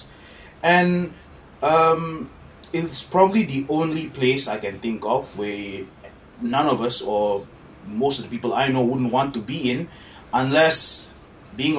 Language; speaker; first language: English; non-native, local second language; Malay